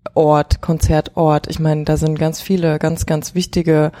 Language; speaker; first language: German; early bilingual, heritage; Chinese